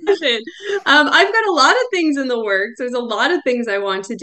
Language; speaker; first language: English; native; English